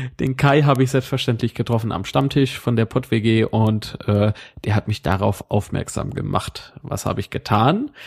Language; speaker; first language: German; native; German